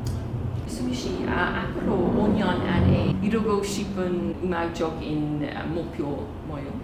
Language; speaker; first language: Korean; non-native, learner; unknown